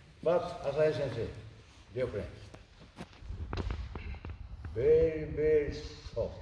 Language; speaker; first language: English; non-native, learner; Japanese